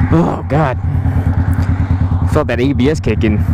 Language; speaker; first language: English; native; English